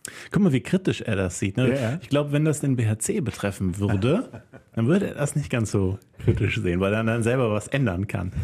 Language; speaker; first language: German; native; German